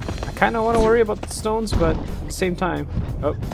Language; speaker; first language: English; native; English